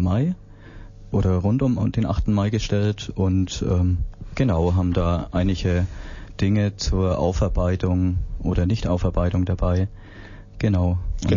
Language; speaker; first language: German; native; German